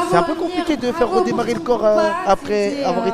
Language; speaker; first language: French; native; French